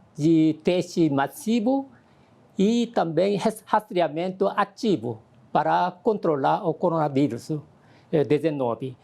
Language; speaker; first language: Portuguese; non-native, fluent; Korean